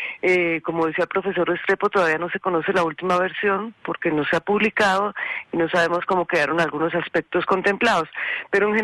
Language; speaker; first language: Spanish; native; Spanish